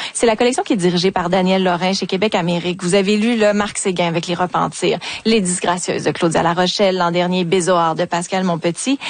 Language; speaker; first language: French; native; French